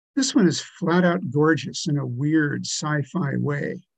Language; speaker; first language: English; native; English